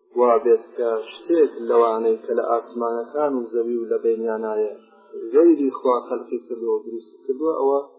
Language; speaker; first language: Central Kurdish; non-native, local second language; Gurani